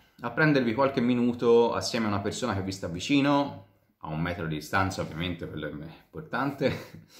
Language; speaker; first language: Italian; native; Italian